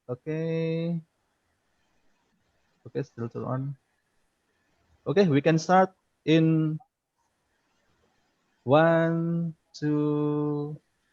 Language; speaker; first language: English; non-native, learner; Indonesian